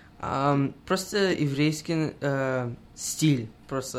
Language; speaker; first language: Russian; early bilingual, heritage; Russian